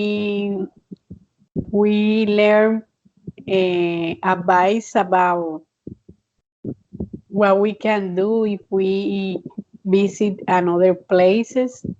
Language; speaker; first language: English; non-native, learner; Spanish